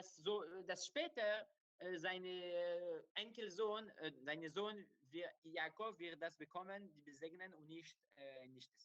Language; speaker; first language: German; non-native, learner; Hebrew